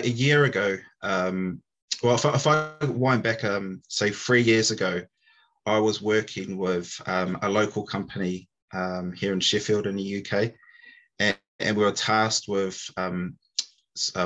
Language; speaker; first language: English; native; English